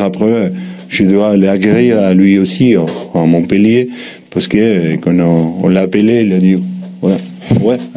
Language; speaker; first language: French; non-native, learner; Spanish